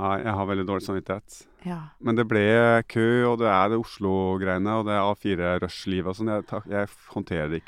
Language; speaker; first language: Norwegian; native; Norwegian